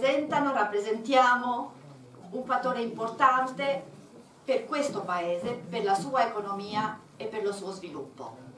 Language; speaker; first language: Italian; non-native, fluent; Albanian